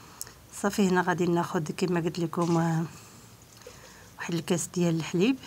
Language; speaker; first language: Arabic; native; Arabic